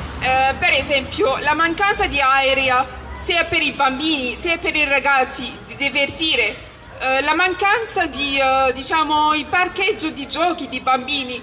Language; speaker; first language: Italian; early bilingual, other home language; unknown